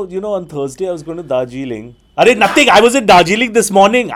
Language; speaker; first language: English; non-native, local second language; Bangla